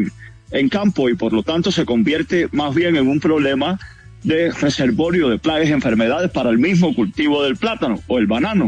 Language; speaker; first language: Spanish; native; Spanish